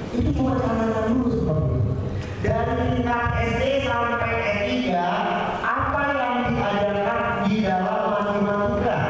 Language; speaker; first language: Indonesian; non-native, local second language; Javanese